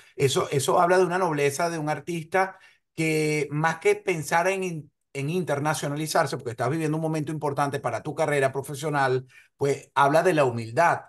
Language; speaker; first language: Spanish; native; Spanish